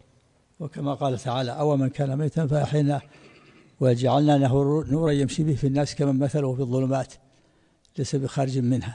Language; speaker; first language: Arabic; native; Arabic